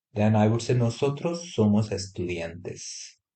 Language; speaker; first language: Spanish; non-native, fluent; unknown